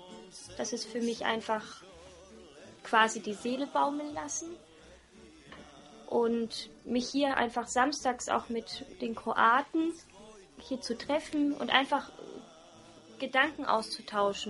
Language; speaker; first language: German; early bilingual, other home language; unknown